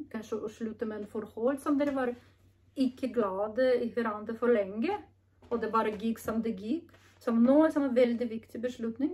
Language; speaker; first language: Norwegian; non-native, learner; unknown